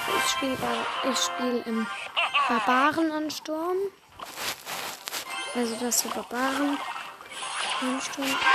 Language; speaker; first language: German; native; German